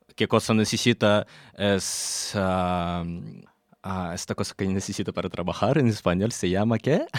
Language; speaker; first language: Spanish; non-native, learner; Russian